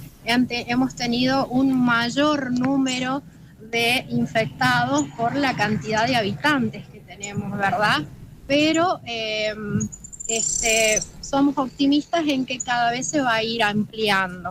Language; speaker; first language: Spanish; native; Spanish